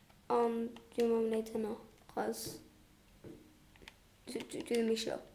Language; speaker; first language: Welsh; non-native, local second language; English